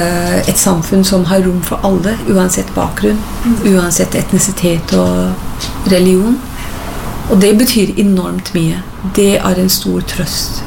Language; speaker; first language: Norwegian; non-native, fluent; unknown